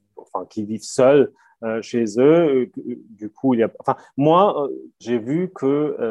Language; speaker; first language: French; non-native, fluent; German